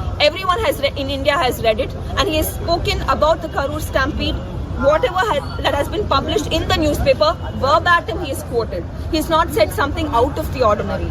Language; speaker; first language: English; non-native, local second language; Tamil